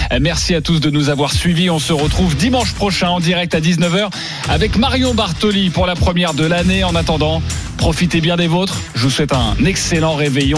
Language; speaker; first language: French; native; French